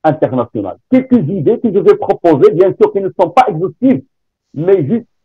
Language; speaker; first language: French; non-native, local second language; Arabic